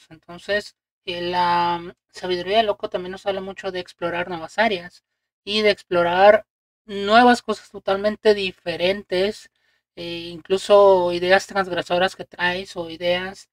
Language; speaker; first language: Spanish; native; Spanish